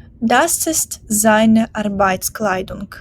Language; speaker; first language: German; non-native, fluent; Ukrainian